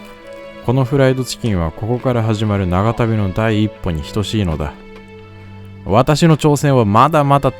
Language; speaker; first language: Japanese; native; Japanese